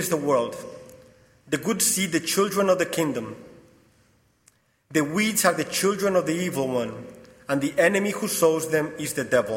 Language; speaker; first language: English; non-native, fluent; Spanish